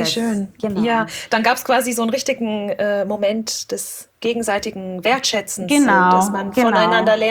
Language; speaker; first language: German; native; German